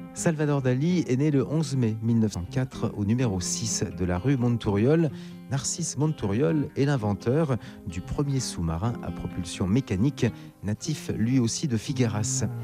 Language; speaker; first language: French; native; French